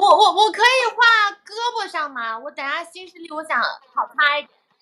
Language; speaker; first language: Chinese; native; Chinese